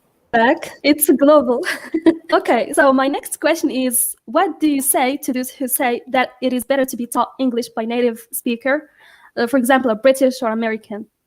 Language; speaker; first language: English; non-native, fluent; Arabic